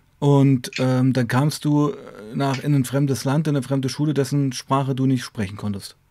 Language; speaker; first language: German; native; German